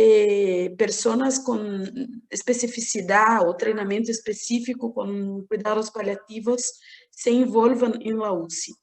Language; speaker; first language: Spanish; non-native, learner; Portuguese